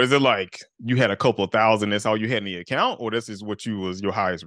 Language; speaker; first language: English; native; English